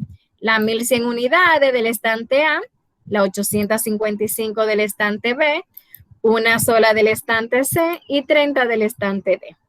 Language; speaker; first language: Spanish; native; Spanish